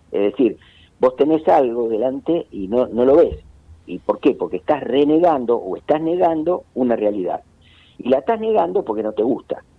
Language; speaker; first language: Spanish; native; Spanish